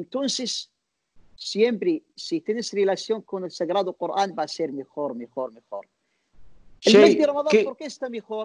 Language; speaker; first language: Spanish; non-native, learner; Arabic